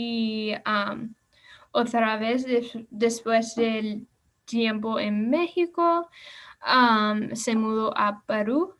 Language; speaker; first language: Spanish; non-native, learner; English